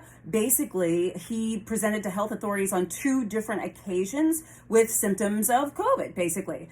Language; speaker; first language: English; native; English